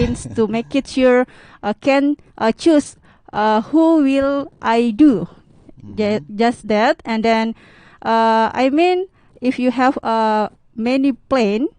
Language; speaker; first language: English; non-native, learner; Indonesian